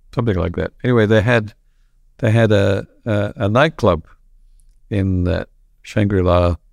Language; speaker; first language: English; native; English